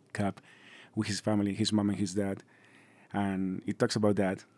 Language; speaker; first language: English; non-native, fluent; Spanish